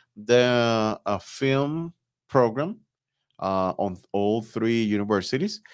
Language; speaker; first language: English; non-native, fluent; Spanish